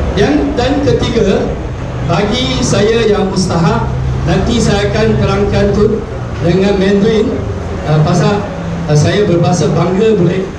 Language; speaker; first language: Malay; non-native, local second language; Chinese